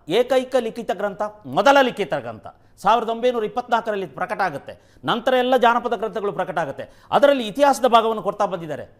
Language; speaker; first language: Kannada; non-native, local second language; Kodava